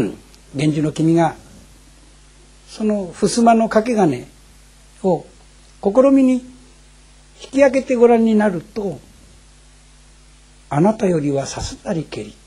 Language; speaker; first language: Japanese; native; Japanese